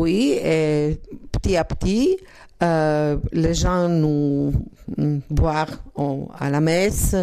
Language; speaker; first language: French; non-native, learner; Croatian